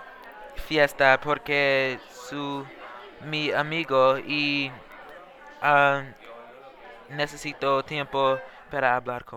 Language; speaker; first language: Spanish; non-native, learner; English